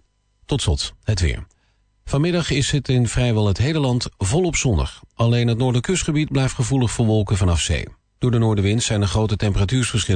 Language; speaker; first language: Dutch; native; Dutch